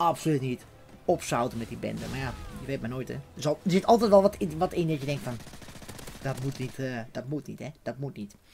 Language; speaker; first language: Dutch; native; Dutch